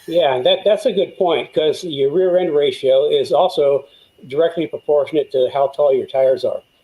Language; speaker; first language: English; native; English